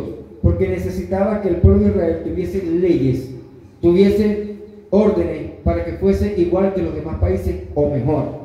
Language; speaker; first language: Spanish; native; Spanish